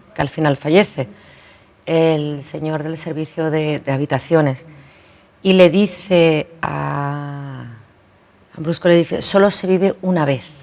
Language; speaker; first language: Spanish; native; Spanish